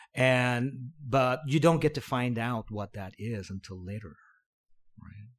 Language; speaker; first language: English; non-native, local second language; Filipino